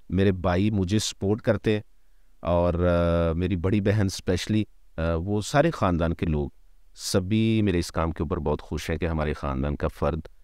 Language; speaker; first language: Urdu; non-native, local second language; Punjabi